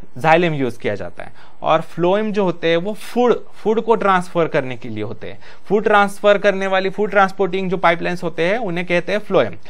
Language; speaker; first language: Hindi; non-native, local second language; Marathi